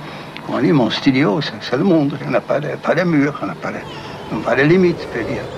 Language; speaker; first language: French; non-native, fluent; Dutch